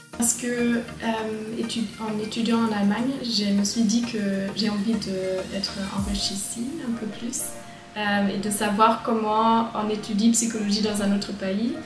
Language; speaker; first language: French; non-native, fluent; German